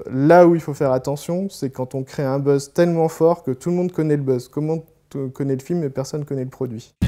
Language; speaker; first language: French; native; French